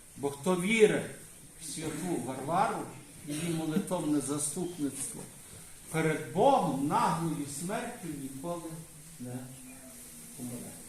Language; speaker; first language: Ukrainian; native; Ukrainian